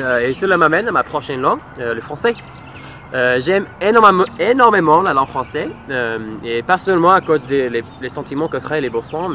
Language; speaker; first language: French; non-native, learner; English